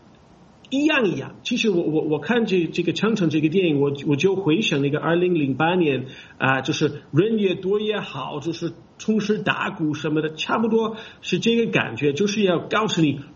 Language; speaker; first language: Chinese; non-native, fluent; English